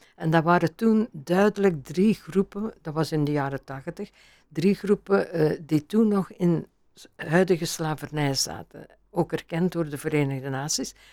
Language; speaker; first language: Dutch; native; Dutch